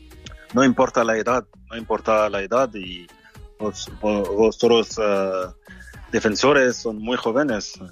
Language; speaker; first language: Spanish; non-native, fluent; French